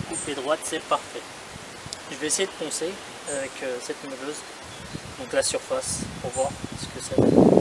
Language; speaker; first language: French; native; French